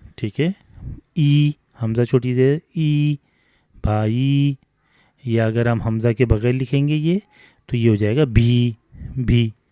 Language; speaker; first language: Urdu; native; Urdu